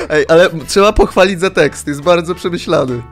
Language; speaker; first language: Polish; native; Polish